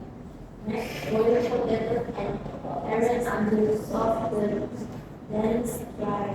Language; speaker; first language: English; non-native, learner; Indonesian